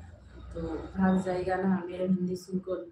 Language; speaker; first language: Hindi; non-native, local second language; Bangla